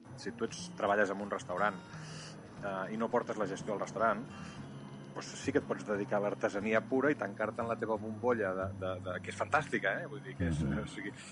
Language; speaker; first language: Catalan; native; Catalan